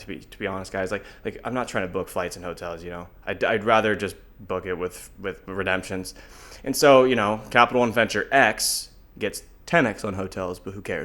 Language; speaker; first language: English; native; English